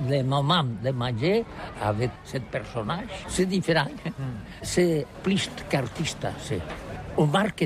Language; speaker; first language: French; non-native, learner; Catalan